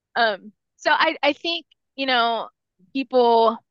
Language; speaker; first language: English; early bilingual, other home language; Spanish